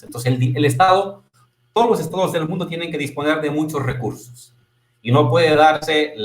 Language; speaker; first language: Spanish; native; Spanish